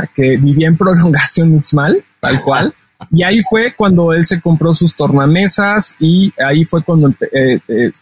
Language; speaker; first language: Spanish; native; Spanish